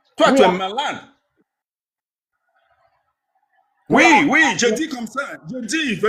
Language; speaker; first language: French; non-native, learner; Igbo